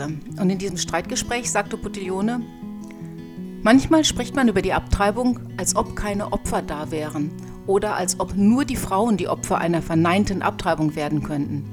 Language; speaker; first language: German; native; German